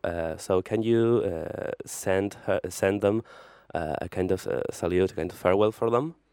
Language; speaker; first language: English; non-native, fluent; Spanish